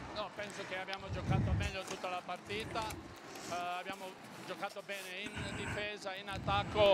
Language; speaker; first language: Italian; non-native, fluent; Croatian